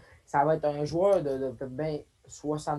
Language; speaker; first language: French; native; French